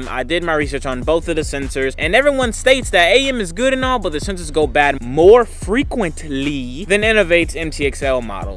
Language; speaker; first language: English; native; English